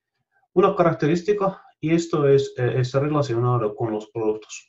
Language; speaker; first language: Spanish; non-native, fluent; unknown